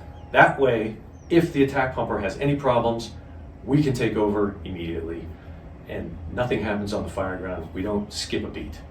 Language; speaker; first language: English; native; English